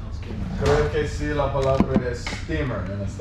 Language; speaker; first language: Spanish; non-native, learner; English